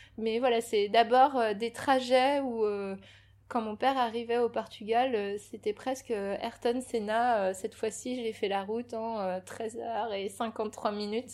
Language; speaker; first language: French; early bilingual, other home language; Portuguese